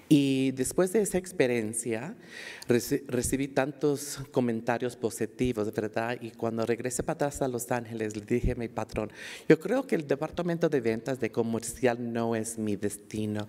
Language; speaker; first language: Spanish; early bilingual, heritage; Spanish